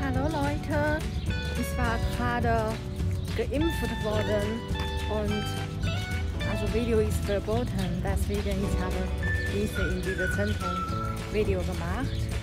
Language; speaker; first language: German; non-native, learner; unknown